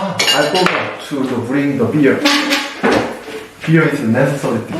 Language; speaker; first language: English; non-native, learner; Korean